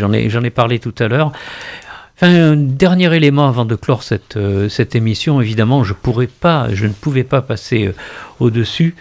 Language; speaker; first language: French; native; French